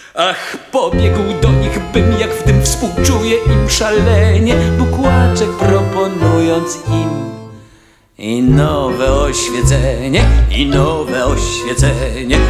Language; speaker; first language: Polish; native; Polish